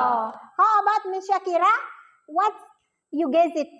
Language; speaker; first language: English; non-native, learner; Indonesian